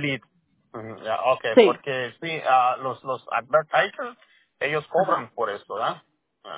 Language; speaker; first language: Spanish; early bilingual, heritage; Spanish